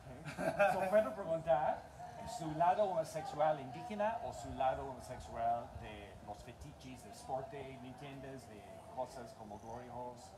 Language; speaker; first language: Spanish; non-native, learner; English